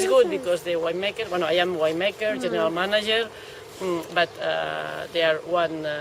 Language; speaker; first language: English; non-native, learner; Catalan